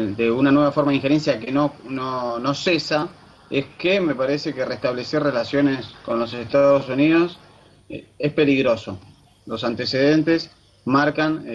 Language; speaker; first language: Spanish; native; Spanish